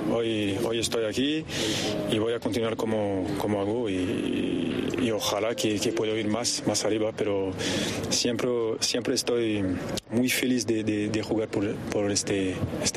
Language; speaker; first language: Spanish; non-native, fluent; French